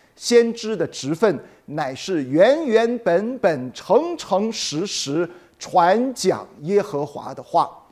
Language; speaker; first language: Chinese; native; Chinese